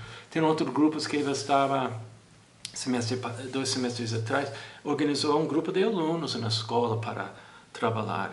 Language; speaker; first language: Portuguese; non-native, fluent; English